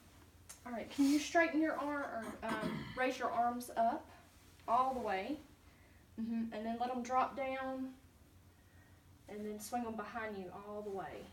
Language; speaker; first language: English; native; English